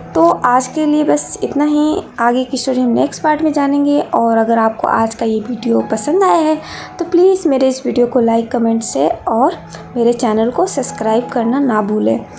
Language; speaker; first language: Hindi; native; Hindi